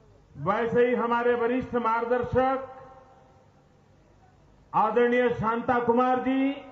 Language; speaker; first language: Hindi; non-native, local second language; Gujarati